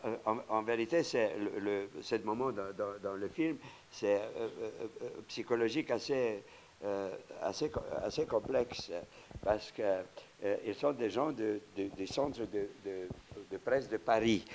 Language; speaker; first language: French; non-native, fluent; Romanian